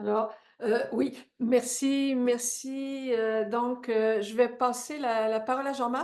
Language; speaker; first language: French; native; French